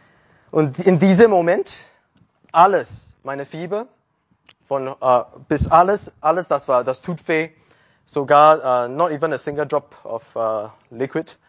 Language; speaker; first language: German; non-native, learner; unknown